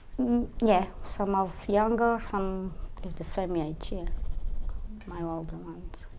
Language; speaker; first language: English; non-native, learner; Portuguese